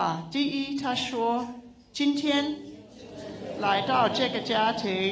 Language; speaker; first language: Chinese; non-native, local second language; English